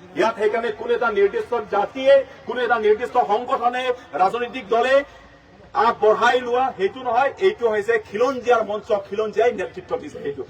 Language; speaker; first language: Assamese; non-native, local second language; Karbi